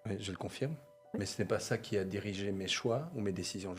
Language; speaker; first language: French; native; French